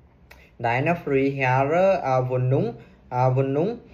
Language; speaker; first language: German; non-native, learner; Vietnamese